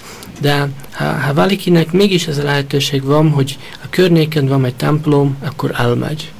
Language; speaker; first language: Hungarian; early bilingual, heritage; Hungarian